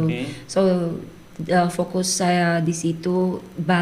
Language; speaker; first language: Indonesian; non-native, learner; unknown